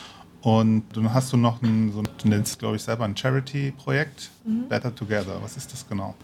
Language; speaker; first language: German; native; German